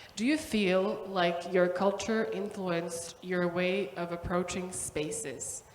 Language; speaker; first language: English; non-native, fluent; Slovak